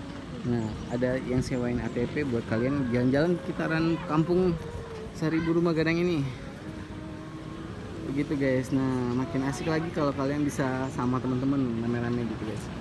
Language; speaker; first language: Indonesian; non-native, local second language; Minangkabau